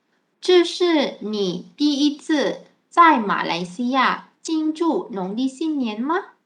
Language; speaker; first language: Chinese; non-native, fluent; Malay